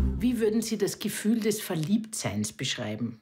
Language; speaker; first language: German; native; German